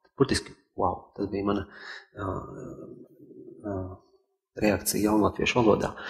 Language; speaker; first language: Latvian; native; Latvian